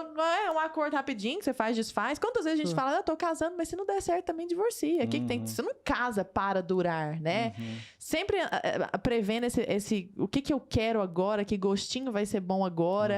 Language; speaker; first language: Portuguese; native; Portuguese